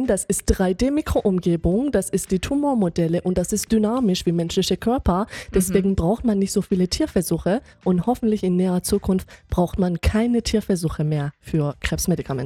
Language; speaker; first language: German; non-native, fluent; Persian